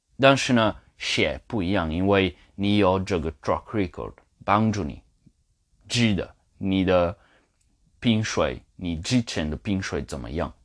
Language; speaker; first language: Chinese; non-native, learner; French